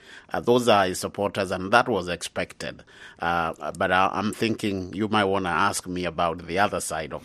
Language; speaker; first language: English; non-native, local second language; Swahili